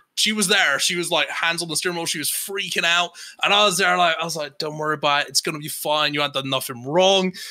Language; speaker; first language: English; native; English